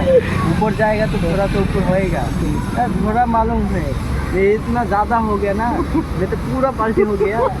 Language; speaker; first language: Hindi; non-native, local second language; Bangla